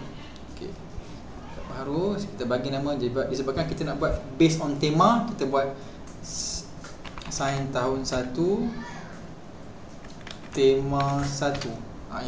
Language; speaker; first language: Malay; native; Malay